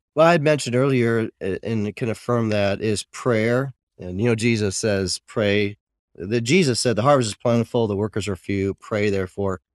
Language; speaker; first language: English; native; English